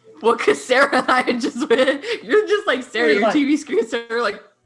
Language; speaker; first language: English; native; English